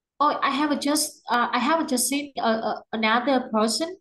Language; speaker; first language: English; non-native, learner; Vietnamese